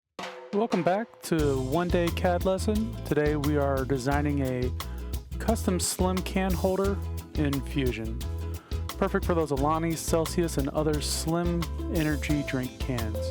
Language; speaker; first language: English; native; English